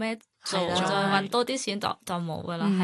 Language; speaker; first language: Cantonese; non-native, fluent; Thai